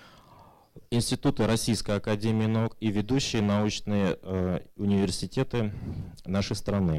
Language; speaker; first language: Russian; native; Russian